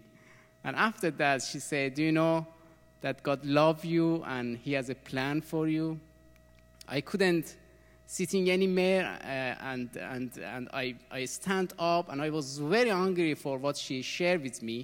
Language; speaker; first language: English; non-native, learner; Persian